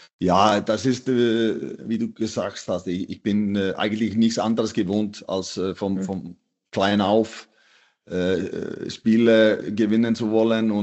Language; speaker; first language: German; non-native, fluent; Icelandic